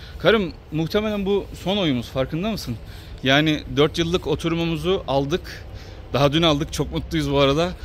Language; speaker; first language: Turkish; native; Turkish